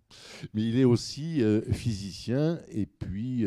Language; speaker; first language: French; native; French